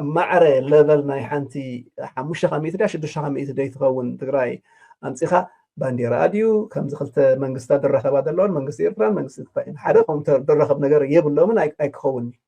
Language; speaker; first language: Tigrinya; native; Tigrinya